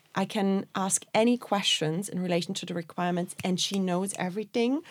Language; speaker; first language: English; non-native, fluent; German